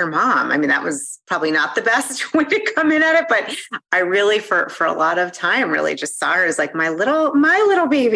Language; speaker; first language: English; native; English